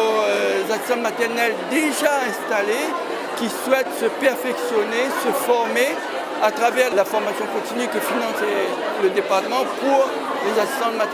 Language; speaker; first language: French; native; French